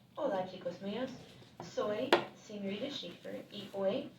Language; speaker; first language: Spanish; non-native, fluent; English